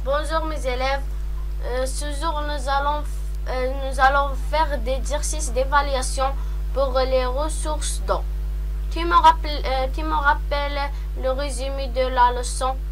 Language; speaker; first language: French; non-native, local second language; Arabic